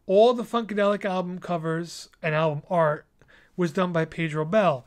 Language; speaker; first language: English; native; English